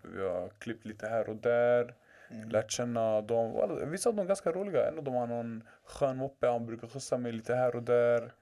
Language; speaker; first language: Swedish; early bilingual, other home language; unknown